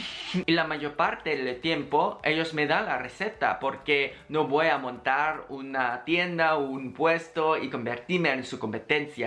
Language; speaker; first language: Spanish; non-native, learner; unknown